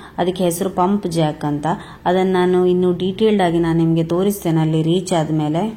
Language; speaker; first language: Kannada; native; Kannada